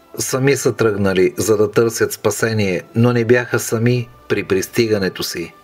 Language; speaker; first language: Bulgarian; native; Bulgarian